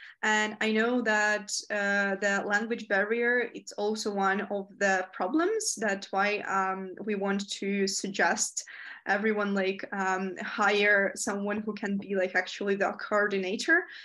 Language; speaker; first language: English; non-native, fluent; Ukrainian